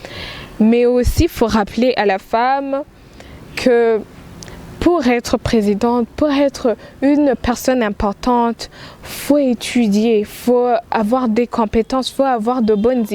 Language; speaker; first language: French; non-native, local second language; Rundi